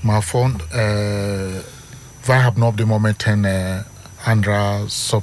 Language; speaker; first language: Dutch; non-native, learner; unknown